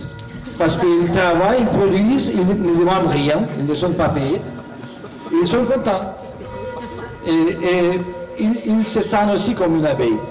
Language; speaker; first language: French; non-native, fluent; Russian